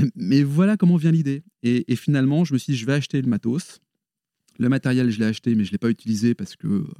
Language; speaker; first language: French; native; French